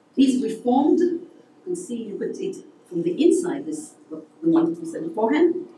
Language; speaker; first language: English; non-native, fluent; Hebrew